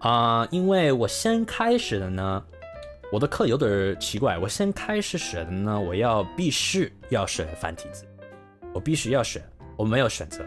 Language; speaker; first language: Chinese; non-native, learner; English